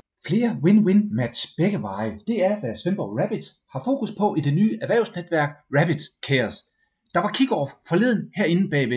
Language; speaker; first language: Danish; native; Danish